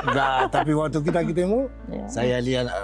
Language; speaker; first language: Indonesian; non-native, learner; Spanish